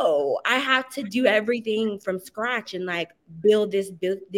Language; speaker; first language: English; native; English